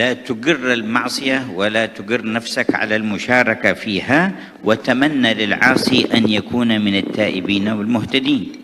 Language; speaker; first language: Arabic; native; Arabic